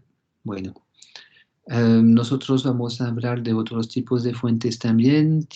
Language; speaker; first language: Spanish; non-native, fluent; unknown